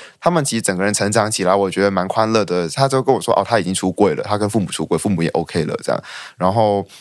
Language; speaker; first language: Chinese; non-native, local second language; Cantonese